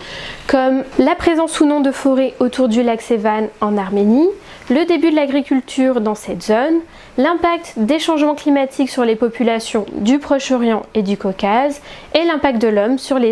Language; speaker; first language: French; native; French